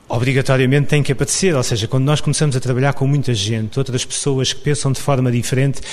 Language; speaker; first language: Portuguese; native; Portuguese